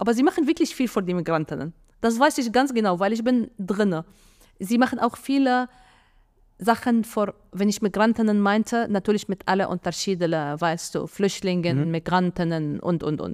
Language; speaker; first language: German; non-native, fluent; Arabic